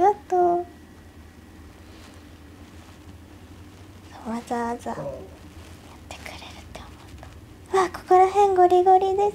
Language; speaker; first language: Japanese; native; Japanese